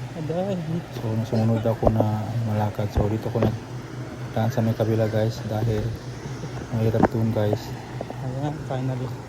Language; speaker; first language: Filipino; non-native, local second language; Cebuano